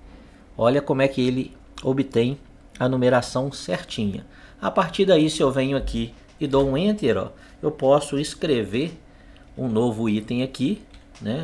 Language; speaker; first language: Portuguese; native; Portuguese